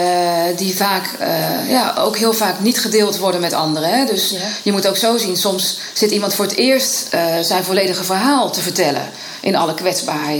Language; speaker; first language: Dutch; native; Dutch